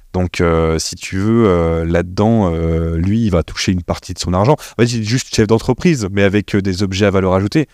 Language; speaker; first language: French; native; French